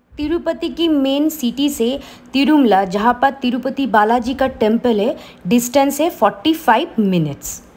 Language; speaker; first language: Hindi; non-native, local second language; Bangla